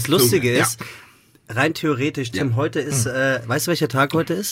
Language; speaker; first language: German; native; German